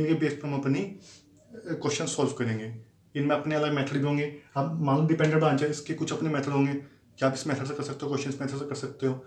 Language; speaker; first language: Hindi; native; Hindi